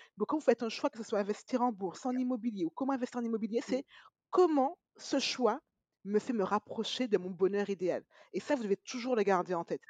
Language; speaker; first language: French; native; French